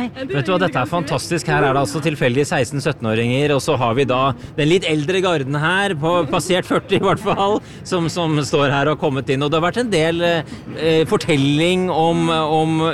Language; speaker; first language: Norwegian; native; Norwegian